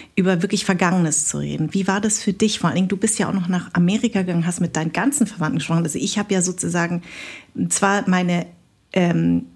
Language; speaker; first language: German; early bilingual, other home language; Vietnamese